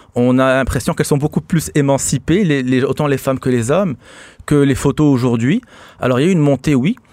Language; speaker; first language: French; non-native, local second language; Arabic